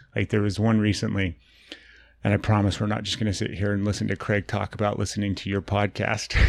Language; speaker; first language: English; native; English